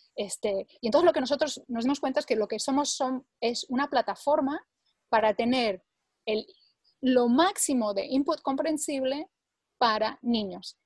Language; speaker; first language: Spanish; early bilingual, other home language; English